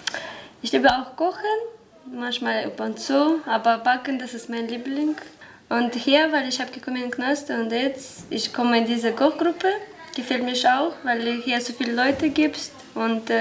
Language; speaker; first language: German; non-native, learner; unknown